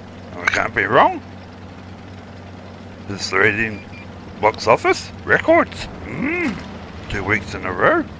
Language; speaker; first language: English; native; English